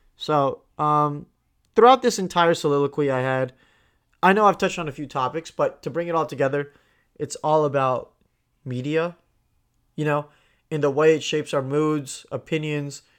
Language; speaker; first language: English; non-native, local second language; Tamil